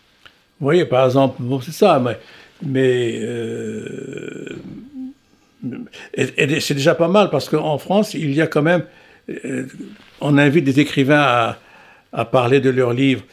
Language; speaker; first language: French; non-native, local second language; Arabic